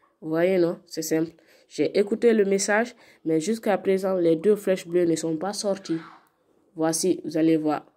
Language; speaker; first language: French; non-native, local second language; Fula